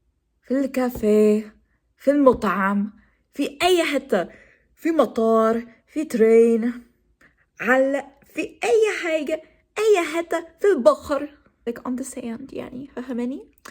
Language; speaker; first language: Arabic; non-native, learner; English